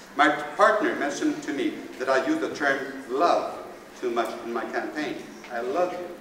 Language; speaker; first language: English; native; English